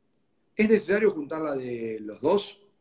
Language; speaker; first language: Spanish; native; Spanish